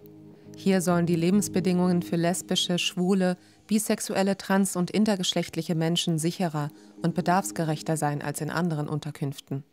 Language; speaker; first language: German; native; German